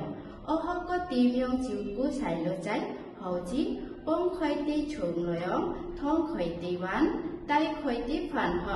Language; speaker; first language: Cantonese; non-native, learner; Bangla